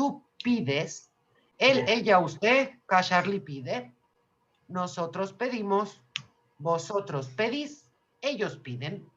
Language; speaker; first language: Spanish; non-native, learner; Turkish